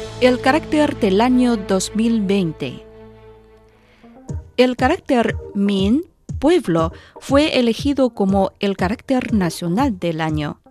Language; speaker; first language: Spanish; non-native, fluent; Chinese